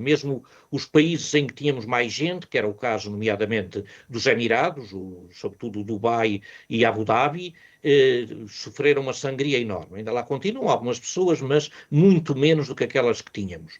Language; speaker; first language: Portuguese; native; Portuguese